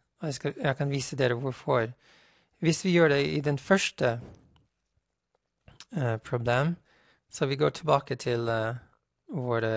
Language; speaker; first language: Norwegian; non-native, fluent; English